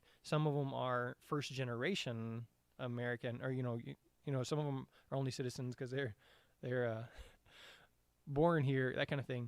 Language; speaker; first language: English; native; English